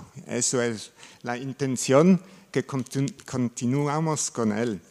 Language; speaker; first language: Spanish; non-native, learner; German